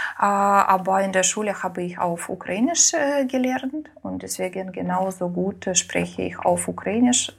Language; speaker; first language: German; non-native, learner; Ukrainian